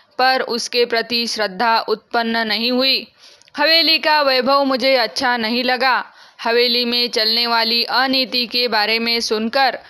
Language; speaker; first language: Hindi; non-native, local second language; Marathi